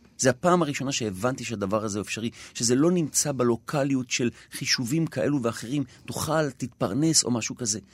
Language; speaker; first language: Hebrew; native; Hebrew